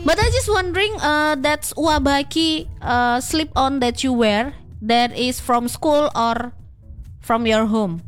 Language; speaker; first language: English; non-native, fluent; Indonesian